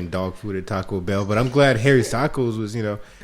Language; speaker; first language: English; native; English